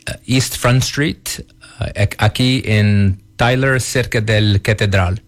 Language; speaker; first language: Spanish; non-native, learner; Portuguese